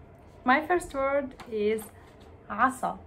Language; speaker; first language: English; non-native, fluent; Arabic